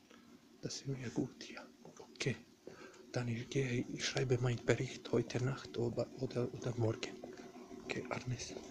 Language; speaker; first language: German; non-native, learner; Bosnian